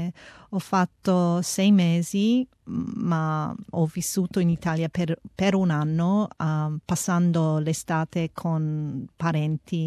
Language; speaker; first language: Italian; early bilingual, heritage; Italian